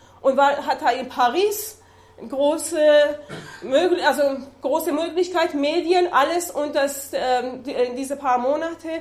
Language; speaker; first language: German; non-native, learner; Persian